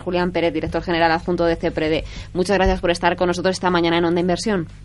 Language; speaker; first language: Spanish; native; Spanish